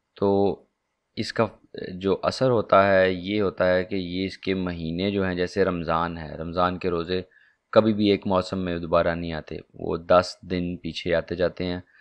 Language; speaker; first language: Urdu; non-native, local second language; Punjabi